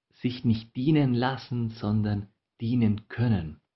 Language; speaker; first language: German; non-native, fluent; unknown